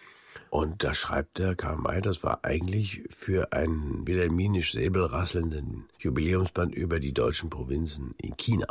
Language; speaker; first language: German; native; German